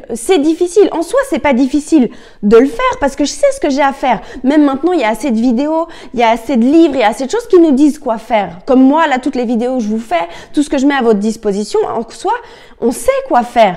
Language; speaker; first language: French; native; French